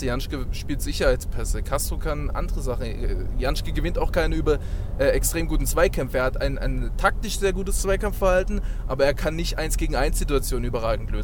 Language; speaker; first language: German; native; German